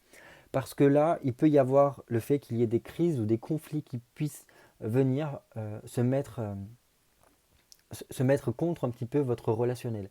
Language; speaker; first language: French; native; French